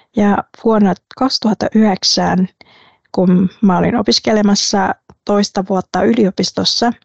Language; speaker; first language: Finnish; non-native, fluent; Vietnamese